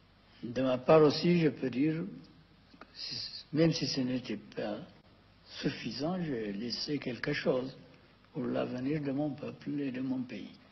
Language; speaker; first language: French; non-native, fluent; Amharic